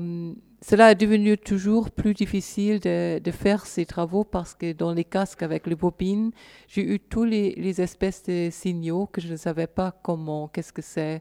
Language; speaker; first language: French; non-native, fluent; German